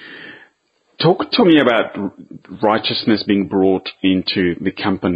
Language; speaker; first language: English; non-native, local second language; Bemba